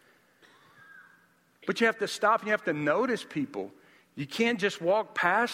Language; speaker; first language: English; native; English